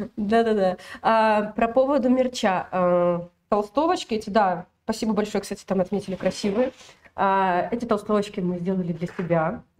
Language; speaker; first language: Russian; native; Russian